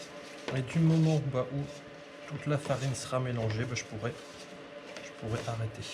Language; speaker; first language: French; native; French